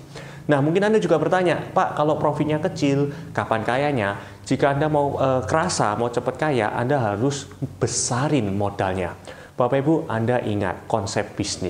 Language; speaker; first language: Indonesian; native; Indonesian